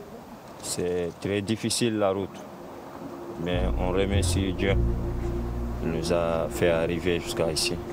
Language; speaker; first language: French; non-native, fluent; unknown